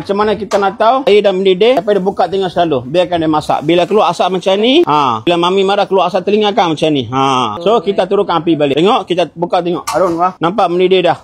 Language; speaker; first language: Malay; native; Malay